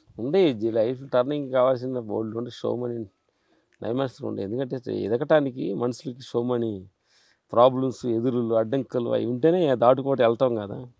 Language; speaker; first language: Telugu; native; Telugu